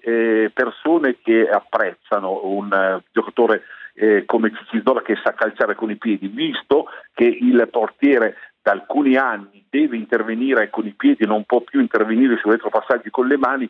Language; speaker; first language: Italian; native; Italian